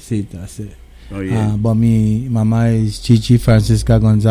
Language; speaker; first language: Spanish; early bilingual, heritage; English